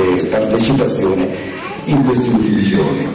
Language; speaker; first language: Italian; native; Italian